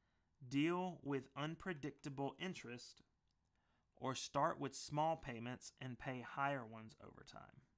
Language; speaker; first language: English; native; English